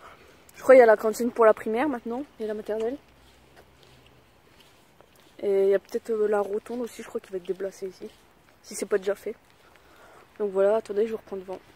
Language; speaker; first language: French; native; French